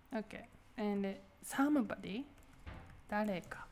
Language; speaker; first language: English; non-native, fluent; Japanese